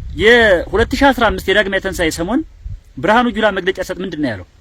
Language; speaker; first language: Amharic; native; Amharic